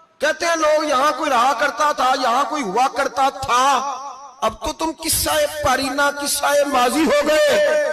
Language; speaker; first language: Urdu; non-native, local second language; Punjabi